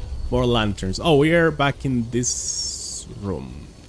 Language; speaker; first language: English; non-native, fluent; Spanish